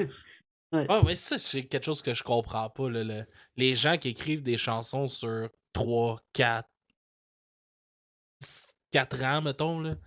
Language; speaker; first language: French; native; French